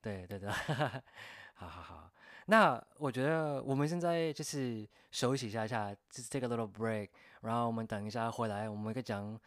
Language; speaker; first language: Chinese; non-native, fluent; English